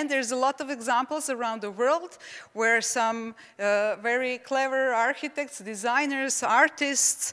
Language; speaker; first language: English; non-native, fluent; Czech